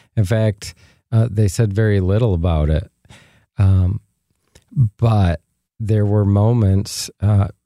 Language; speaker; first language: English; native; English